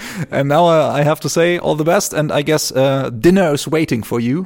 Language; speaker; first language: English; non-native, fluent; German